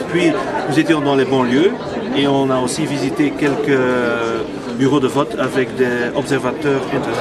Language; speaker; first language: French; non-native, local second language; Dutch